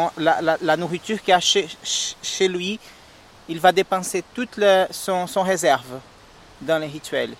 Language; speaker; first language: French; non-native, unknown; Portuguese